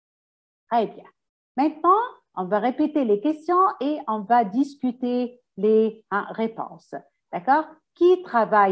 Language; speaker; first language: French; non-native, fluent; Arabic